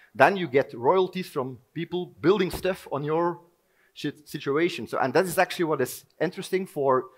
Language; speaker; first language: English; non-native, fluent; Dutch